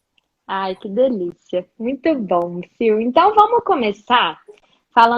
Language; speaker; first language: Portuguese; native; Portuguese